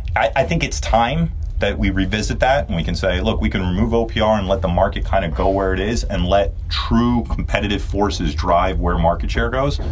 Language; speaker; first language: English; early bilingual, other home language; Turkish